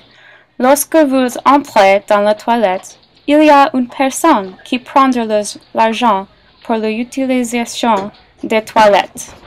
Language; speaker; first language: French; non-native, learner; English